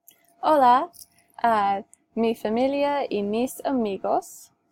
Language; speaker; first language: Spanish; non-native, learner; English